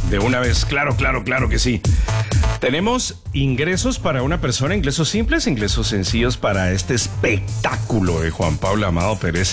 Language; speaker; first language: Spanish; native; Spanish